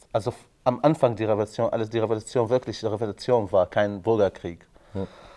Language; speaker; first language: German; non-native, fluent; Arabic